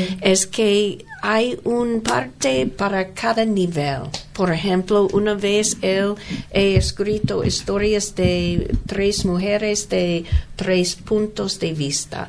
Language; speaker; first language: Spanish; non-native, learner; English